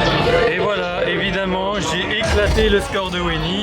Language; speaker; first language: French; native; French